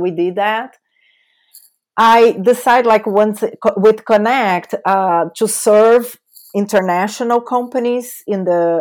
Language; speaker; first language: English; non-native, fluent; Portuguese